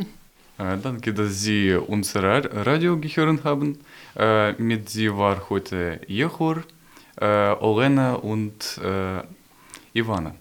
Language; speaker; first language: German; non-native, learner; Ukrainian